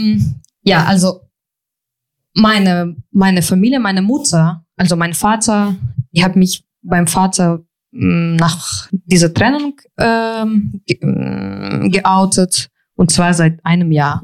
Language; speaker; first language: German; non-native, fluent; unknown